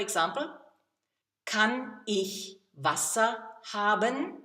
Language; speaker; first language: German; non-native, fluent; English